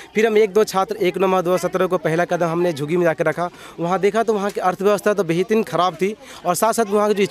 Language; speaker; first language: Hindi; native; Hindi